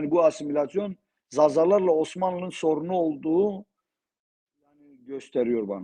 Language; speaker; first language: Turkish; non-native, local second language; Zaza